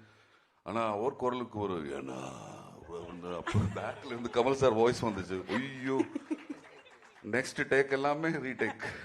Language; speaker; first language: Tamil; non-native, learner; Malayalam